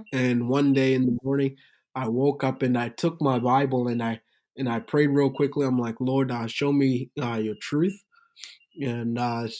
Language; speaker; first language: English; early bilingual, other home language; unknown